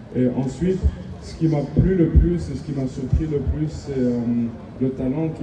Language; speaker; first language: French; native; French